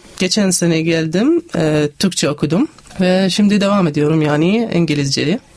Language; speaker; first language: Turkish; non-native, learner; Arabic